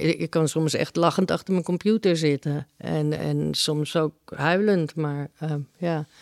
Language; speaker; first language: Dutch; early bilingual, other home language; Spanish